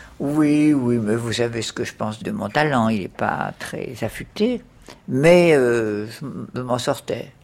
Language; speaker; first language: French; native; French